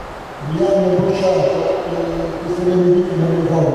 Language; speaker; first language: Italian; non-native, learner; Greek